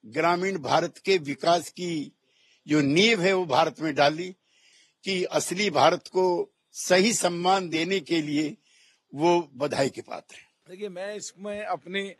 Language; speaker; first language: Hindi; native; Hindi